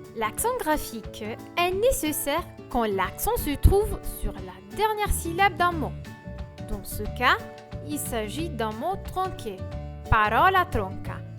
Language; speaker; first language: French; non-native, fluent; Italian